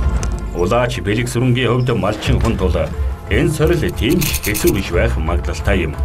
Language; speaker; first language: Mongolian; native; Mongolian